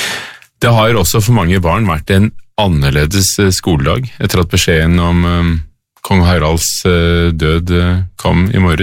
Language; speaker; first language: Norwegian; native; Norwegian